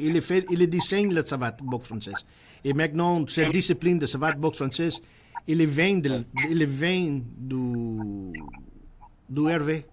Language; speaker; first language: French; non-native, learner; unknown